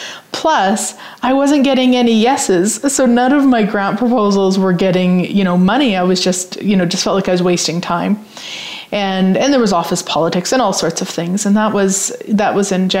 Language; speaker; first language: English; native; English